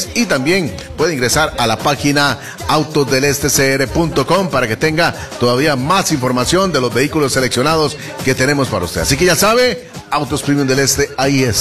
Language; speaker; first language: Spanish; native; Spanish